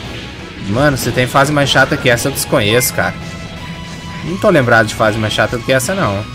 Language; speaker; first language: Portuguese; native; Portuguese